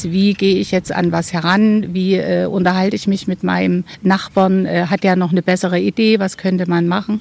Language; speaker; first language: German; native; German